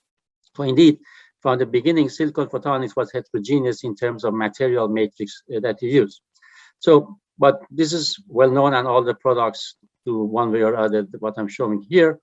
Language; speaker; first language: English; non-native, fluent; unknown